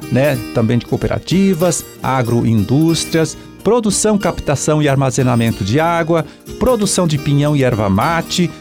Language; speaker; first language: Portuguese; native; Portuguese